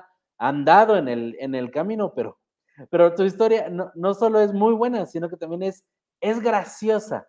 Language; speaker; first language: Spanish; native; Spanish